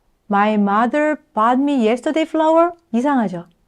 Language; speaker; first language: English; non-native, fluent; Korean